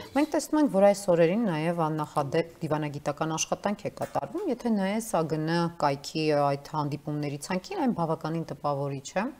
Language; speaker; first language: Armenian; native; Armenian